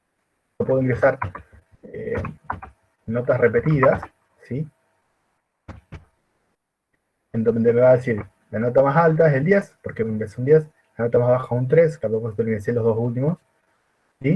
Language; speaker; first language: Spanish; native; Spanish